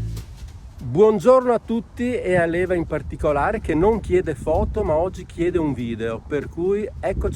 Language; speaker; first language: Italian; native; Italian